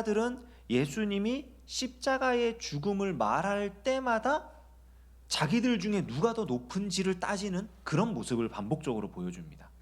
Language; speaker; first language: Korean; native; Korean